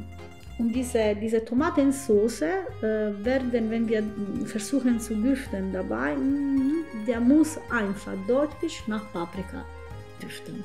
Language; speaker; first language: German; non-native, fluent; Italian